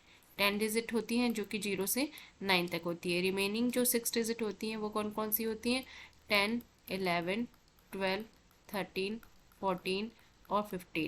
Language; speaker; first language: Hindi; native; Hindi